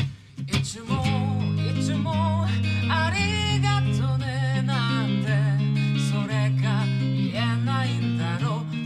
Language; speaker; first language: Japanese; non-native, learner; Korean